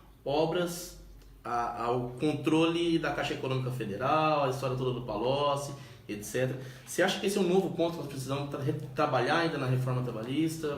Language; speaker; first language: Portuguese; native; Portuguese